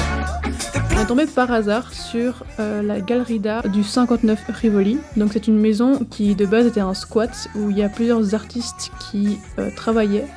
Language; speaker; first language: French; native; French